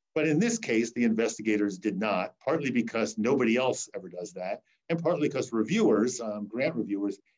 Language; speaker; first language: English; native; English